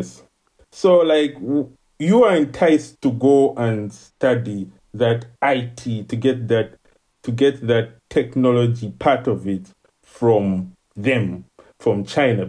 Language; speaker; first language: English; non-native, local second language; Ganda